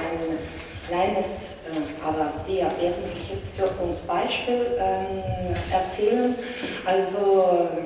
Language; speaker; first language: German; non-native, fluent; Russian